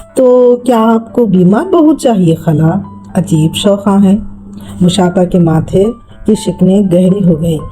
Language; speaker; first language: Urdu; native; Urdu